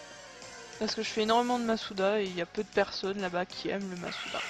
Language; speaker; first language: French; native; French